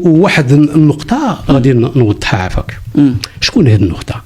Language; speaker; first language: Arabic; native; Arabic